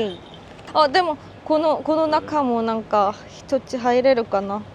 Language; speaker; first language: Japanese; non-native, learner; Korean